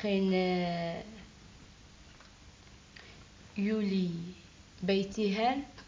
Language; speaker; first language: Dutch; non-native, learner; Arabic